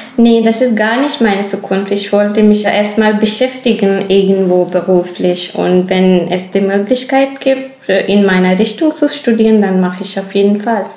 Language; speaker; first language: German; non-native, fluent; Urdu